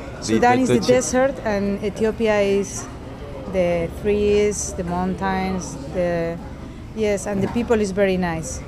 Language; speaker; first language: English; non-native, learner; Spanish